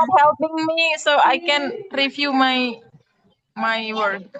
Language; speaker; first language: English; non-native, learner; Indonesian